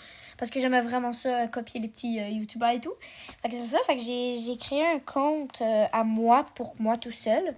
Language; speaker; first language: French; native; French